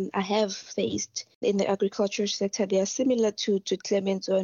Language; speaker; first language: English; non-native, local second language; Northern Sotho